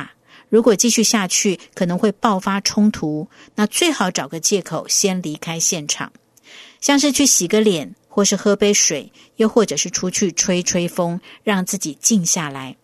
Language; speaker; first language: Chinese; native; Chinese